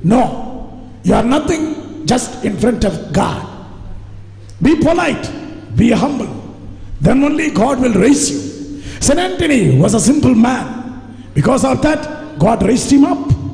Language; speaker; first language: English; non-native, local second language; Tamil